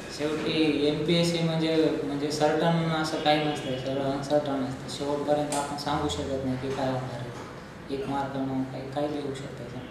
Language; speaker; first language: Marathi; non-native, local second language; Lambadi